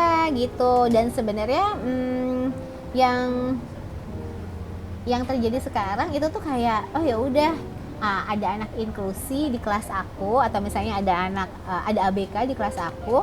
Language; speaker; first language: Indonesian; native; Indonesian